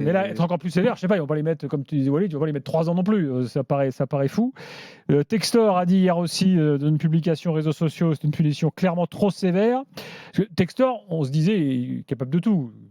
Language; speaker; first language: French; native; French